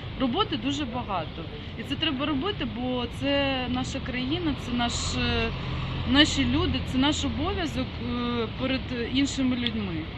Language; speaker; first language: Ukrainian; early bilingual, other home language; Georgian